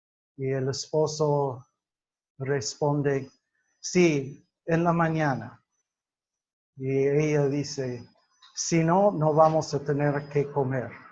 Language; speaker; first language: Spanish; non-native, fluent; English